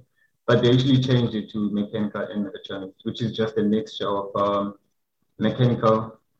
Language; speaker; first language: English; non-native, local second language; Xhosa